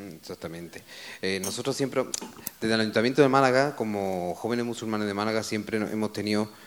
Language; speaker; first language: Spanish; native; Spanish